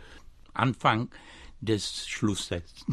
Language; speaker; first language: German; non-native, fluent; Czech